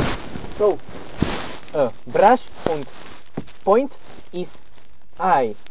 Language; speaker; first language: English; non-native, learner; Slovak